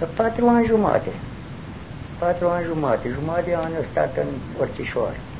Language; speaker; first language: Romanian; non-native, local second language; German